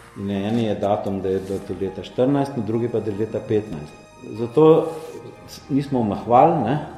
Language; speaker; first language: Slovenian; native; Slovenian